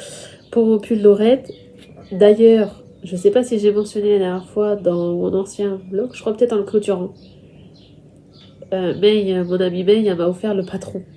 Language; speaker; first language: French; native; French